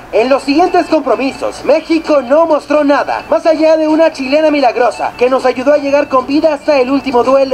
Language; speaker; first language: Spanish; native; Spanish